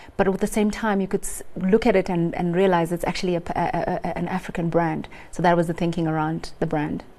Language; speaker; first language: English; non-native, local second language; Xhosa